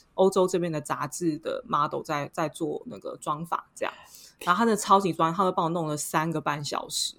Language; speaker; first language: Chinese; native; Chinese